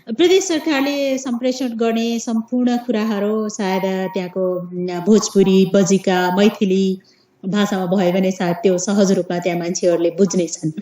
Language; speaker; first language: Nepali; non-native, local second language; Awadhi